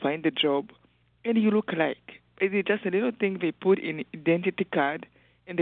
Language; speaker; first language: English; non-native, local second language; Kinyarwanda